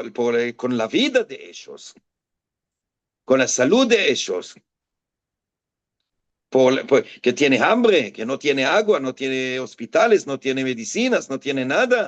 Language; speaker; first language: Spanish; non-native, fluent; Hebrew